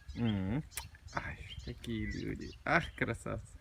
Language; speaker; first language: Russian; native; Russian